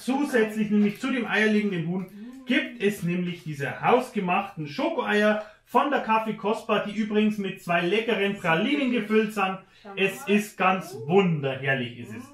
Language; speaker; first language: German; native; German